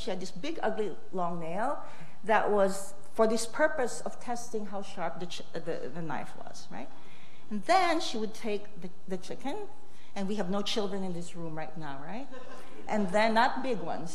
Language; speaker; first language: English; non-native, local second language; Filipino